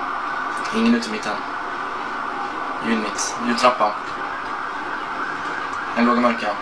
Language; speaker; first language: Swedish; native; Swedish